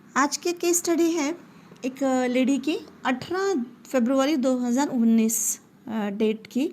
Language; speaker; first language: Hindi; non-native, local second language; Marathi